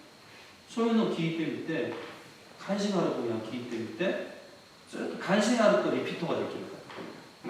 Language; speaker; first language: Japanese; non-native, fluent; Korean